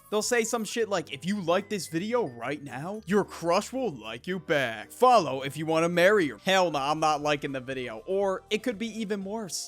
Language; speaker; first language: English; native; English